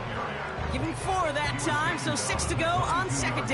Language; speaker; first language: English; native; English